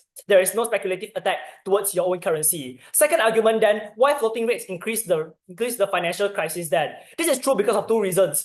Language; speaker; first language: English; non-native, learner; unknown